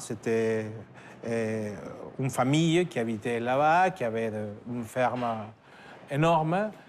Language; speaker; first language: French; non-native, fluent; Spanish